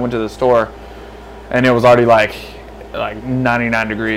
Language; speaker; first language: English; native; English